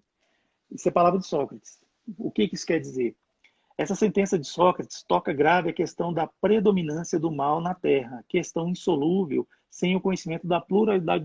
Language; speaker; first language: Portuguese; native; Portuguese